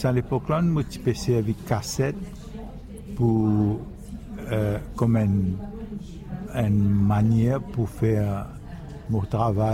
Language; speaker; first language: French; non-native, local second language; Morisyen